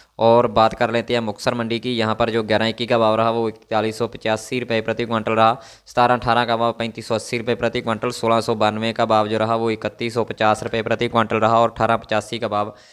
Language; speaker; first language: Hindi; non-native, local second language; Punjabi